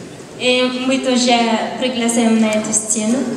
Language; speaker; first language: Russian; non-native, learner; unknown